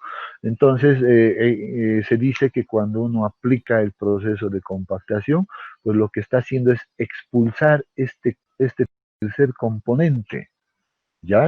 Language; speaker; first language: Spanish; native; Spanish